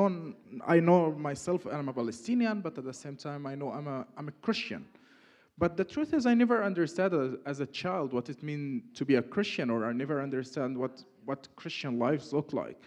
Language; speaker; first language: English; non-native, fluent; Arabic